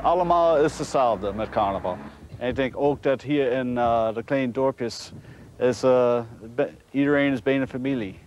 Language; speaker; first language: Dutch; non-native, fluent; English